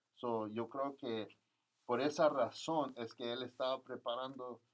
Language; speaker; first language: Spanish; early bilingual, heritage; Spanish